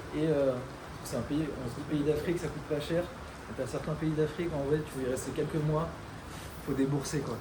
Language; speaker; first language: French; native; French